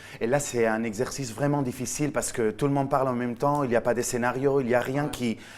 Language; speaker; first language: French; non-native, fluent; Spanish